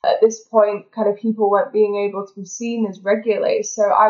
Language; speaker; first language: English; native; English